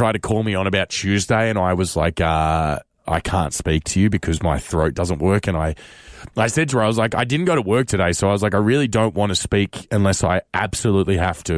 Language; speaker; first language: English; native; English